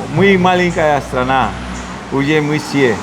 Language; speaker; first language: Russian; non-native, learner; Spanish